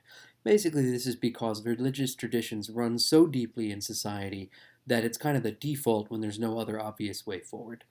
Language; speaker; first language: English; native; English